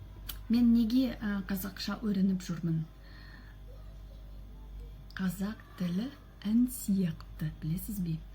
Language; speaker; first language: Kazakh; non-native, learner; Russian